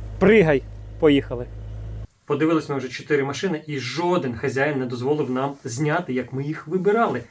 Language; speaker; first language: Ukrainian; non-native, local second language; Russian